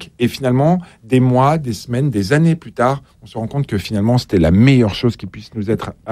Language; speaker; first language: French; native; French